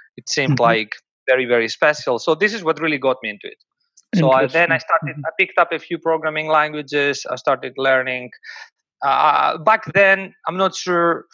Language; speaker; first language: English; non-native, fluent; Greek